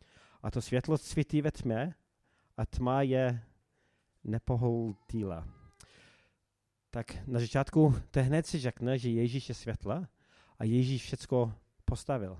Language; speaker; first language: Czech; non-native, fluent; English